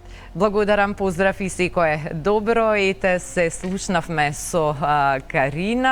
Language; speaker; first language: Macedonian; native; Macedonian